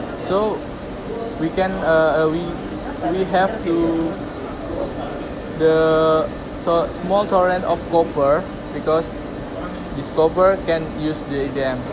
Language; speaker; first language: English; non-native, learner; Indonesian